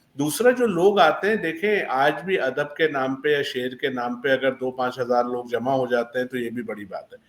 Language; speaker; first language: Urdu; native; Urdu